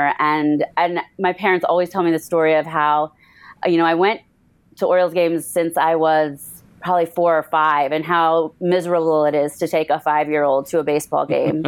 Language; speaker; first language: English; native; English